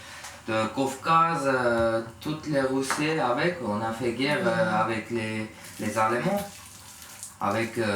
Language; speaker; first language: French; non-native, learner; Armenian